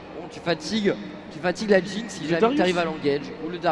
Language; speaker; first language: French; native; French